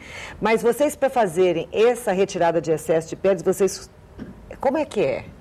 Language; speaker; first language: Portuguese; native; Portuguese